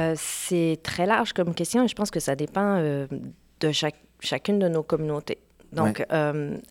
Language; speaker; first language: French; native; French